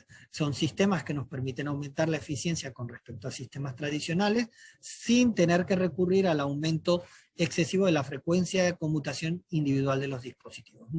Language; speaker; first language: Spanish; native; Spanish